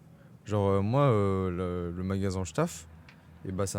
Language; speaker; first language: French; native; French